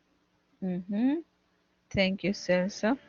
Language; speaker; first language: English; non-native, fluent; Spanish